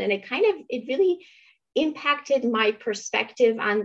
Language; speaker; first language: English; early bilingual, other home language; Romanian